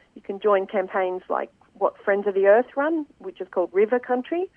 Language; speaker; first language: English; native; English